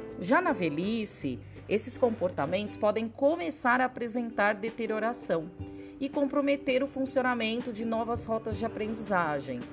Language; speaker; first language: Portuguese; native; Portuguese